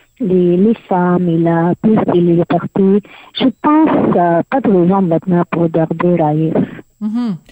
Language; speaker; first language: French; non-native, learner; Arabic